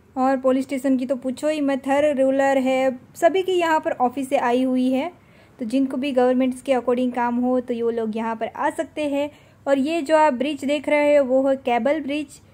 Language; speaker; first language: Hindi; non-native, local second language; Gujarati